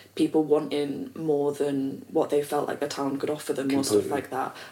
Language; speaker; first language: English; native; English